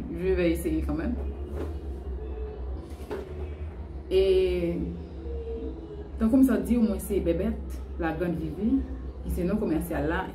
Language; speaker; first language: French; non-native, learner; Haitian Creole